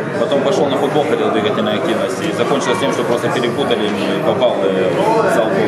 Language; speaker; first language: Russian; native; Russian